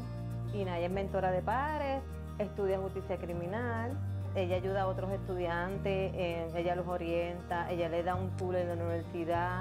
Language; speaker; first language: Spanish; native; Spanish